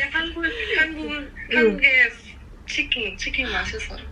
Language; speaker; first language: Korean; non-native, learner; Japanese